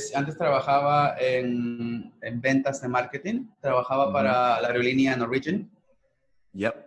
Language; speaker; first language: Spanish; native; Spanish